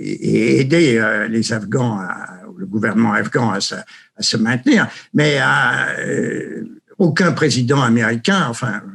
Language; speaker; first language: French; native; French